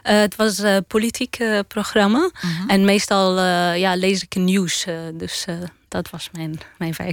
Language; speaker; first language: Dutch; non-native, learner; Arabic